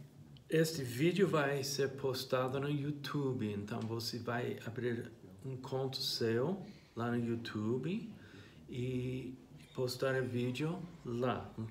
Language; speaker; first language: Portuguese; non-native, fluent; English